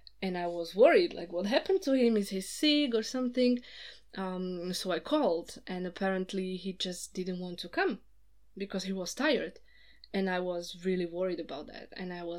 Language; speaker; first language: English; non-native, fluent; Slovak